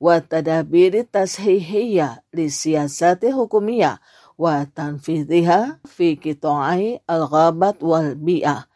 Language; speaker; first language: Arabic; non-native, fluent; Indonesian